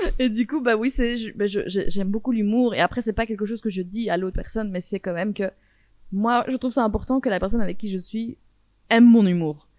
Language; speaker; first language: French; early bilingual, other home language; Persian